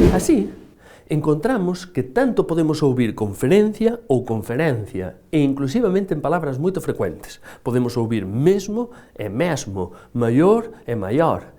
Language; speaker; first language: Galician; native; Galician